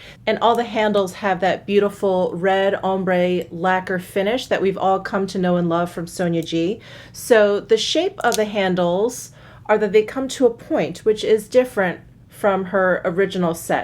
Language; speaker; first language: English; native; English